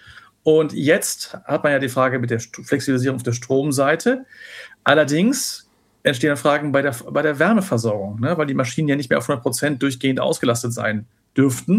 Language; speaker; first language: German; native; German